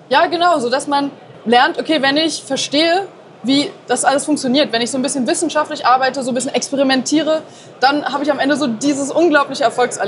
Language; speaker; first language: German; native; German